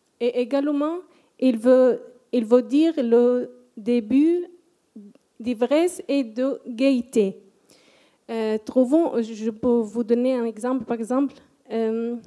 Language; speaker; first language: French; non-native, fluent; Arabic